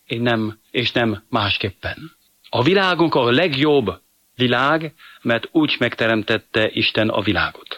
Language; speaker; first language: Hungarian; non-native, fluent; French